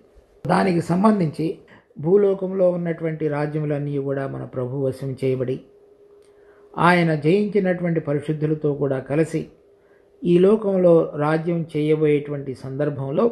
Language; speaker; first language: Telugu; native; Telugu